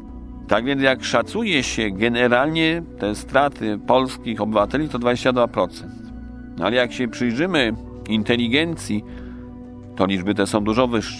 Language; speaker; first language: Polish; native; Polish